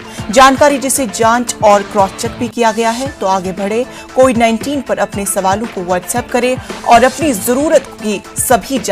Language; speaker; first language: Hindi; native; Hindi